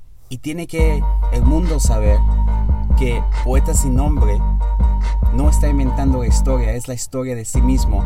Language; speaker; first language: Spanish; early bilingual, heritage; Spanish